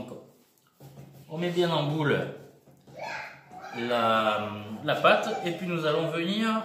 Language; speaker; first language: French; native; French